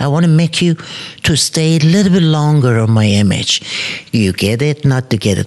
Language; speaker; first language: English; non-native, fluent; Persian